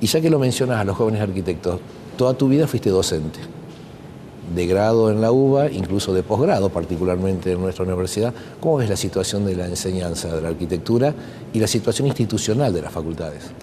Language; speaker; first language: Spanish; native; Spanish